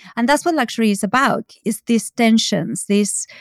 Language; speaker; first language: English; non-native, fluent; Spanish